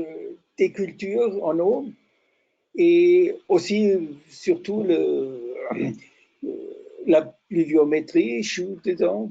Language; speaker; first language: French; non-native, fluent; German